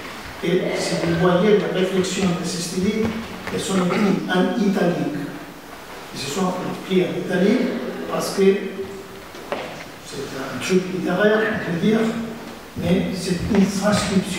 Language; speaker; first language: French; non-native, fluent; Spanish